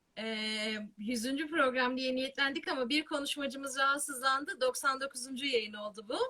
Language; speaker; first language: Turkish; native; Turkish